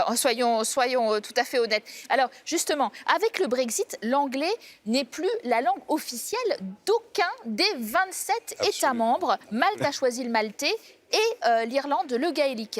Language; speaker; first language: French; native; French